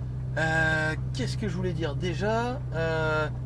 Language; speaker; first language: French; native; French